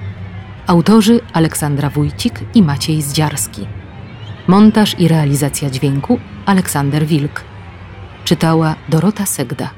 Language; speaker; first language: Polish; native; Polish